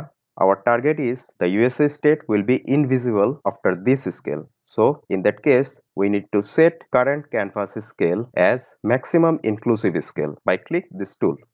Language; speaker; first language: English; non-native, local second language; Bangla